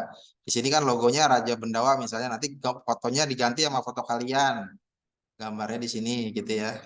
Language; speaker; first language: Indonesian; native; Indonesian